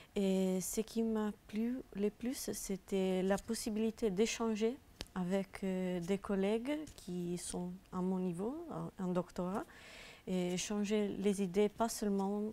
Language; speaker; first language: French; non-native, fluent; Italian